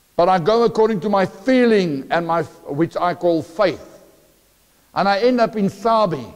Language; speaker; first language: English; non-native, local second language; Afrikaans